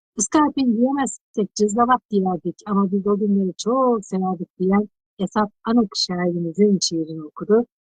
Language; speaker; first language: Turkish; native; Turkish